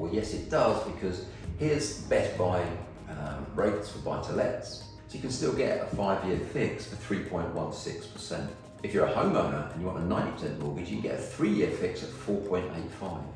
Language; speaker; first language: English; native; English